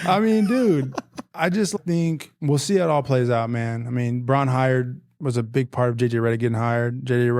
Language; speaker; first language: English; native; English